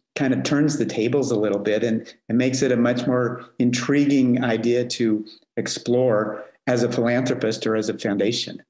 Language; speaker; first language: English; native; English